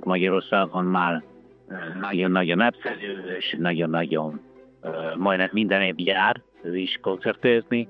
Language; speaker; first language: Hungarian; non-native, learner; Italian